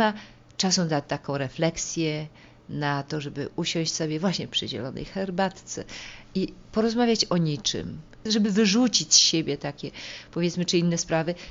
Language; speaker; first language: Polish; native; Polish